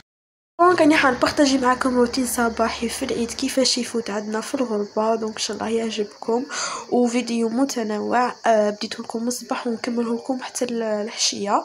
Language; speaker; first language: Arabic; early bilingual, heritage; Arabic